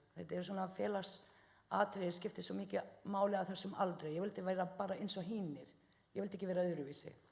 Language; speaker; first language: Icelandic; non-native, fluent; Arabic